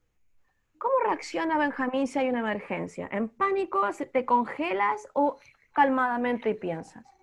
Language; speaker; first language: Spanish; native; Spanish